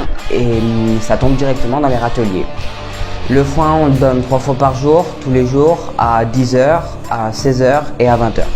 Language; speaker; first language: French; native; French